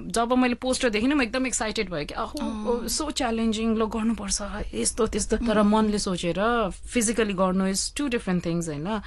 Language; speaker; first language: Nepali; early bilingual, heritage; Nepali